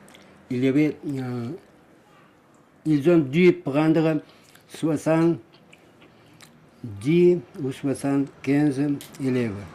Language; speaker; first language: French; non-native, learner; Uzbek